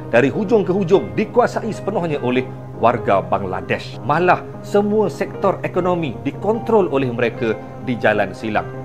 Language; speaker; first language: Malay; native; Malay